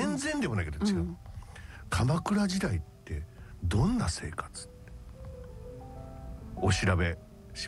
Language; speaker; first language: Japanese; native; Japanese